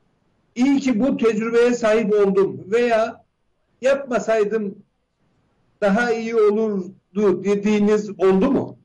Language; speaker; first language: Turkish; native; Turkish